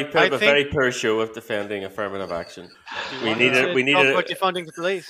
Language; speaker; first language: English; native; English